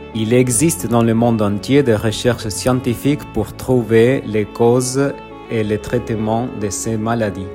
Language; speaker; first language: French; non-native, fluent; Spanish